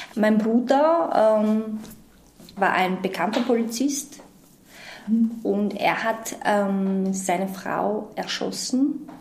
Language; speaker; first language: German; non-native, fluent; Georgian